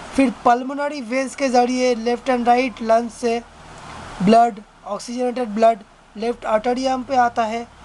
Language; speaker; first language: Hindi; non-native, local second language; Bangla